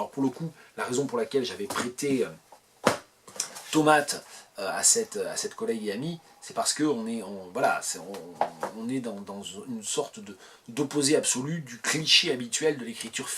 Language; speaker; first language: French; native; French